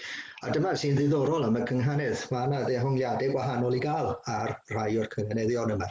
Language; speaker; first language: Welsh; native; Welsh